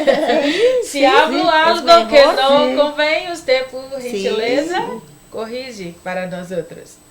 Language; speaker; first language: Spanish; non-native, learner; Portuguese